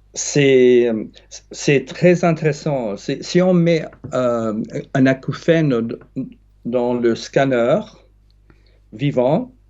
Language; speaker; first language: French; non-native, fluent; English